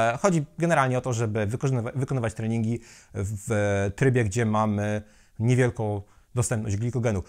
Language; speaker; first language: Polish; native; Polish